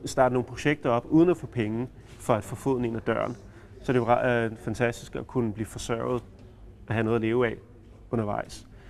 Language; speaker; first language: Danish; native; Danish